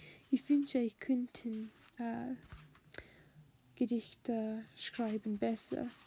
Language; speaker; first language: German; non-native, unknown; English